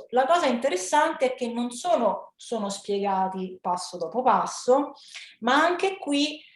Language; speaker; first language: Italian; native; Italian